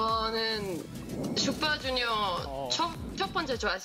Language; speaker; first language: Korean; non-native, learner; Spanish